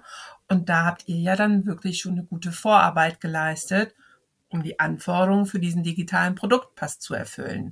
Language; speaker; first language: German; native; German